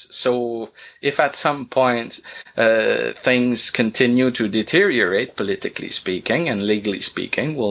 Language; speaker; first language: English; non-native, fluent; French